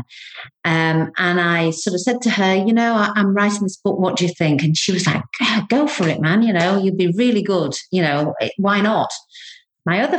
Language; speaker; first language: English; native; English